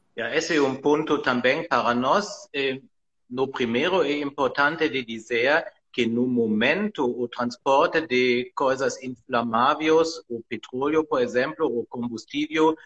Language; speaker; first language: Portuguese; non-native, learner; German